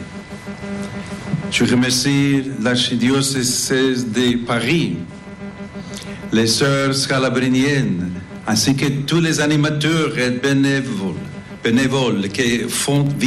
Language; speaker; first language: French; non-native, fluent; English